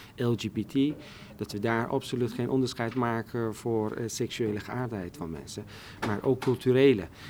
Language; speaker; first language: Dutch; non-native, fluent; Persian